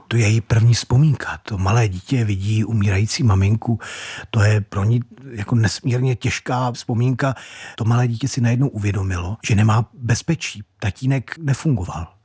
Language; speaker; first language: Czech; native; Czech